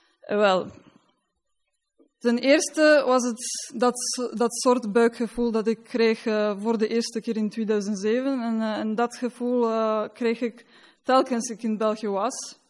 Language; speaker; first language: Dutch; non-native, fluent; Polish